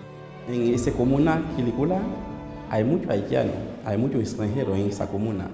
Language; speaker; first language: Spanish; non-native, learner; Haitian Creole